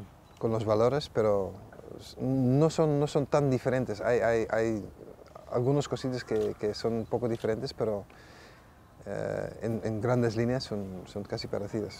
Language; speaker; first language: Spanish; non-native, fluent; Dutch